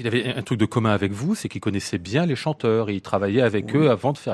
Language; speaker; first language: French; native; French